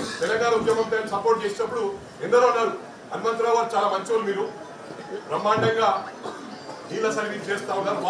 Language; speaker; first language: Telugu; native; Telugu